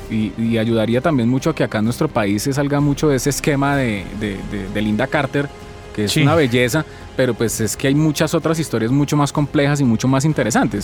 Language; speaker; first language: Spanish; native; Spanish